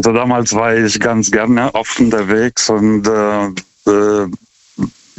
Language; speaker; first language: German; non-native, fluent; Lithuanian